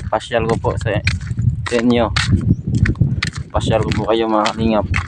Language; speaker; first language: Filipino; non-native, local second language; Kinaray-a